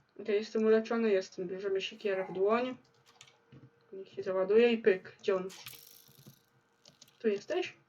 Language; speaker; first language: Polish; native; Polish